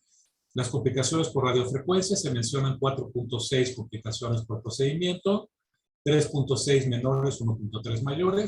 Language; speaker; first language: Spanish; native; Spanish